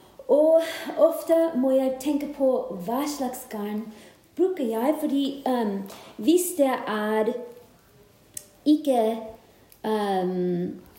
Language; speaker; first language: Norwegian; non-native, fluent; English